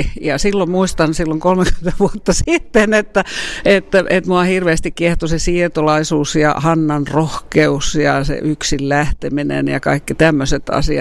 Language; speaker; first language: Finnish; native; Finnish